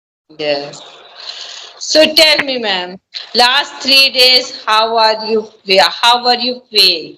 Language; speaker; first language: English; non-native, learner; Hindi